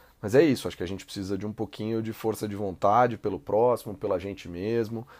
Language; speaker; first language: Portuguese; native; Portuguese